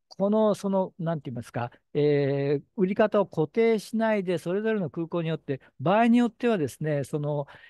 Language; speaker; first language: Japanese; native; Japanese